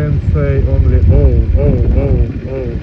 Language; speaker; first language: English; non-native, learner; Russian